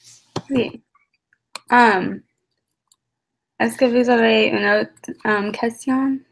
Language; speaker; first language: French; non-native, learner; English